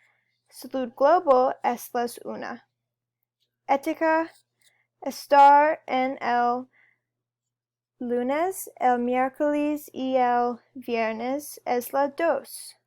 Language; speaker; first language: Spanish; non-native, learner; English